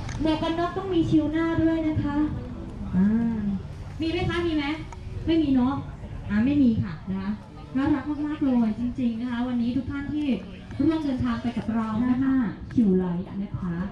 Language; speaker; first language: Thai; native; Thai